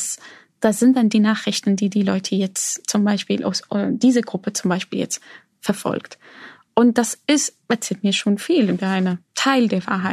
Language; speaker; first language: German; non-native, fluent; Arabic